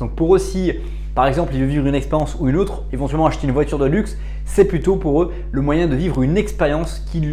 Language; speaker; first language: French; native; French